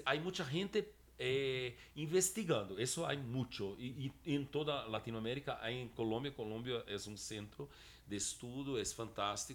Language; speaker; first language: Spanish; non-native, fluent; Portuguese